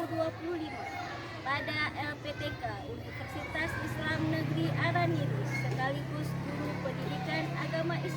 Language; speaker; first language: Indonesian; native; Indonesian